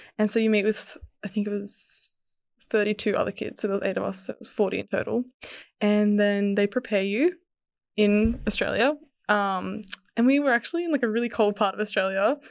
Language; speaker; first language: English; early bilingual, other home language; Serbian